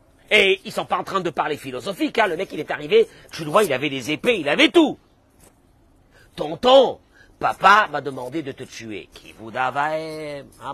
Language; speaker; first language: French; native; French